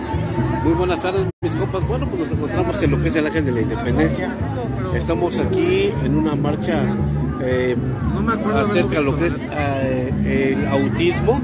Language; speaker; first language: Spanish; native; Spanish